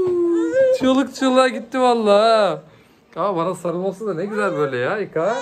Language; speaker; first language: Turkish; native; Turkish